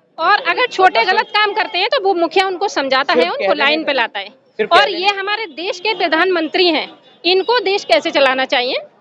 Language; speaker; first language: Hindi; native; Hindi